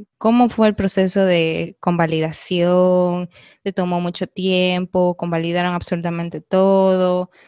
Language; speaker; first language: Spanish; native; Spanish